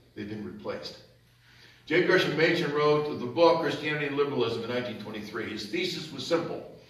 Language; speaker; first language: English; native; English